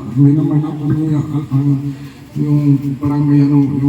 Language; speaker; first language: Filipino; non-native, learner; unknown